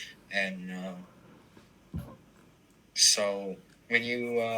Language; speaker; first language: English; non-native, learner; Vietnamese